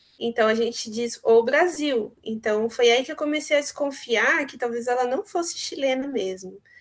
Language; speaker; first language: Portuguese; native; Portuguese